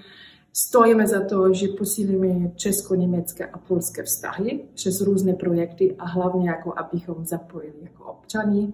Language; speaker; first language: Czech; early bilingual, heritage; Czech